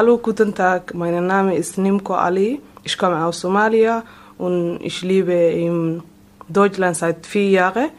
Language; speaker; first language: German; non-native, learner; Somali